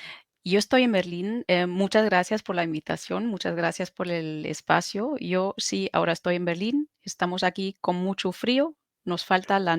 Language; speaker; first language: Spanish; non-native, fluent; German